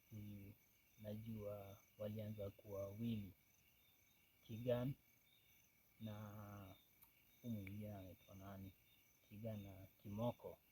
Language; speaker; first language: Swahili; native; Swahili